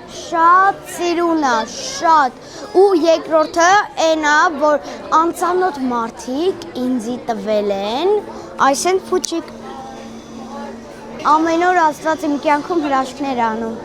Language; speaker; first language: Armenian; early bilingual, heritage; Armenian